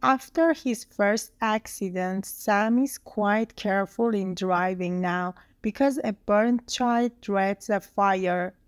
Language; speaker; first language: English; non-native, fluent; Persian